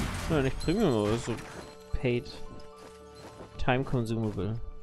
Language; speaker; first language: German; native; German